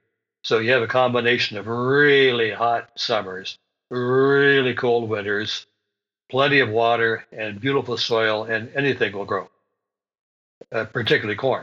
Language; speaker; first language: English; native; English